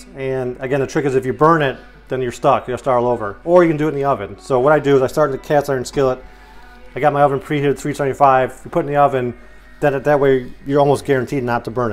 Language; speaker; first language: English; native; English